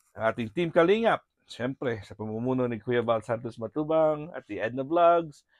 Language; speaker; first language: Filipino; non-native, local second language; Hiligaynon